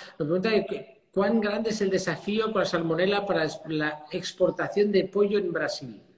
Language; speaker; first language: Spanish; native; Spanish